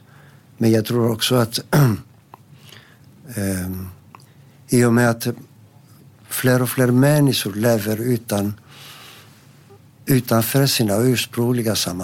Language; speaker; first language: Swedish; non-native, fluent; Greek